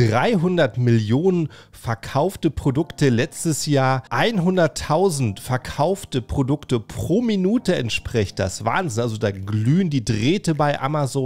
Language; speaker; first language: German; native; German